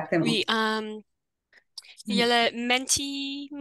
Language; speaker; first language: French; non-native, learner; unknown